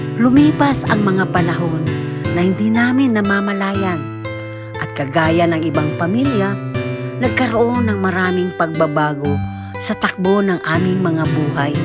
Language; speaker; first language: Filipino; native; Filipino